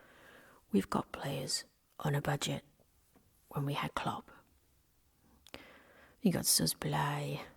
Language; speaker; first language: English; non-native, local second language; Welsh